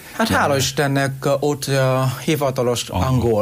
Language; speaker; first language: Hungarian; non-native, learner; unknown